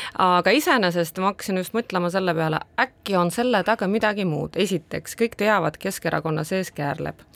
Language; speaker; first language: Estonian; non-native, local second language; Russian